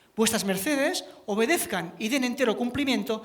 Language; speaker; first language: Spanish; non-native, local second language; Catalan